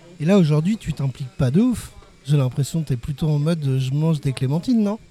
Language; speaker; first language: French; native; French